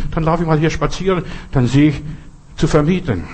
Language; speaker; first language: German; non-native, fluent; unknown